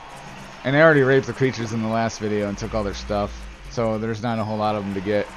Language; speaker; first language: English; native; English